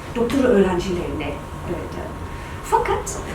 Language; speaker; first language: Turkish; early bilingual, heritage; Turkish